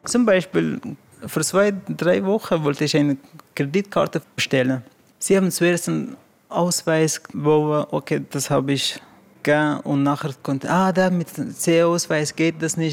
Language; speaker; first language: German; non-native, fluent; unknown